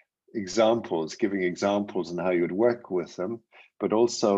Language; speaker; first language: English; native; English